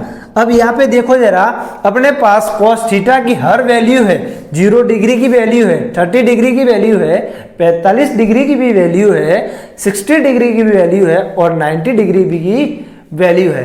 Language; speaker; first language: Hindi; native; Hindi